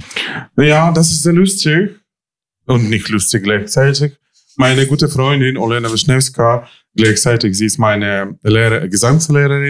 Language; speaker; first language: German; non-native, learner; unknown